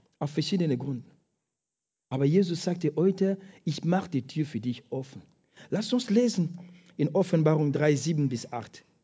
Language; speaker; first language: German; non-native, fluent; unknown